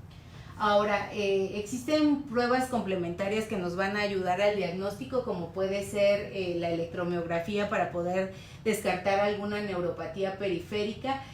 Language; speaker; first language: Spanish; native; Spanish